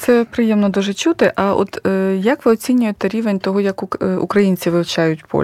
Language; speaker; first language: Ukrainian; native; Ukrainian